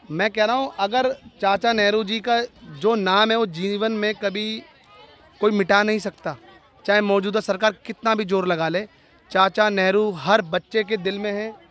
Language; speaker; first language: Hindi; native; Hindi